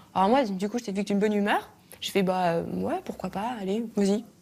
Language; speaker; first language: French; early bilingual, other home language; Russian